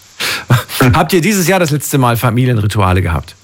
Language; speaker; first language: German; native; German